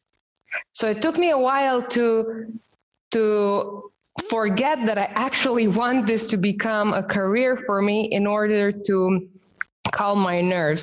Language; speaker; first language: English; non-native, fluent; Romanian